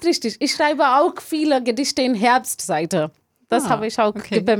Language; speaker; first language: German; non-native, learner; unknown